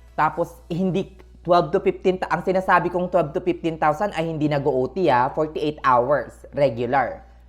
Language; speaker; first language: Filipino; native; Filipino